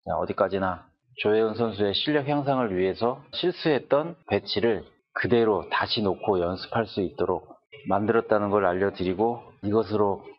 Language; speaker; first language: Korean; native; Korean